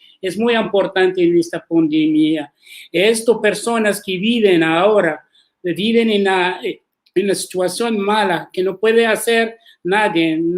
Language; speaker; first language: Spanish; non-native, learner; Arabic